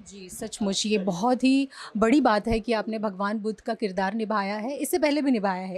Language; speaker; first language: Hindi; native; Hindi